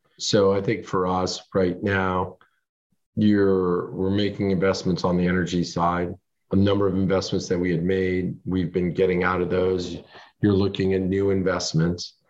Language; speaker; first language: English; early bilingual, other home language; French